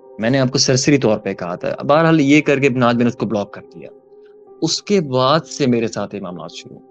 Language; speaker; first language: Urdu; early bilingual, heritage; Urdu